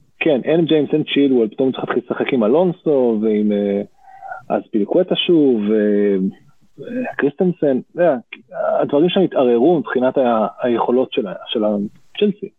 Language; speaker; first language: Hebrew; native; Hebrew